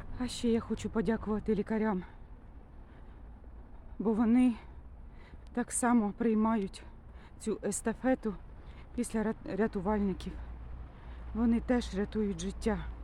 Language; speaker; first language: Ukrainian; non-native, local second language; Russian